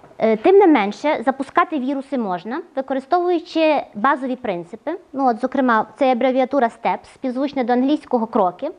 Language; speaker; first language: Ukrainian; native; Ukrainian